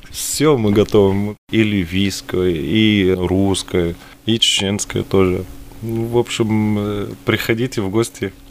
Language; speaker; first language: Russian; early bilingual, other home language; Arabic